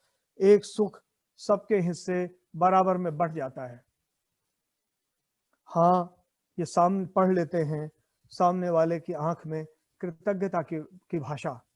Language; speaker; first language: Hindi; native; Hindi